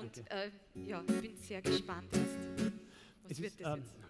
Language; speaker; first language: German; native; German